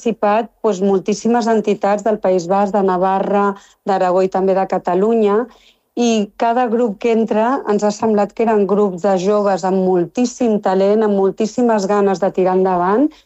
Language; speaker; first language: Catalan; non-native, local second language; Spanish